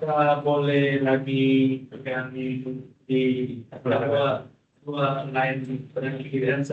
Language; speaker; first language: Indonesian; non-native, learner; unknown